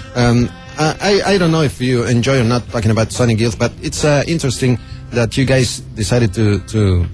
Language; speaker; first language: English; non-native, fluent; Spanish